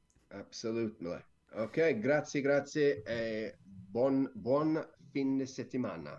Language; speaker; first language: Italian; non-native, learner; English